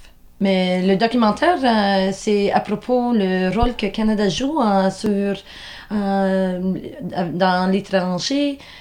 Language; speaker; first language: French; non-native, local second language; English